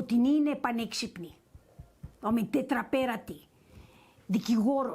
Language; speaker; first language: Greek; early bilingual, heritage; English